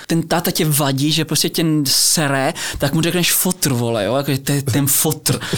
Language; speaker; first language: Czech; early bilingual, heritage; Czech